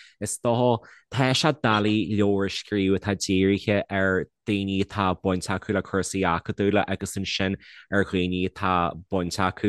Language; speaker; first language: Irish; non-native, local second language; English